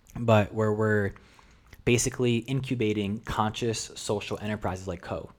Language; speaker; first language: English; early bilingual, other home language; Russian